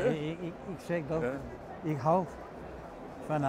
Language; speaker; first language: Dutch; non-native, fluent; Danish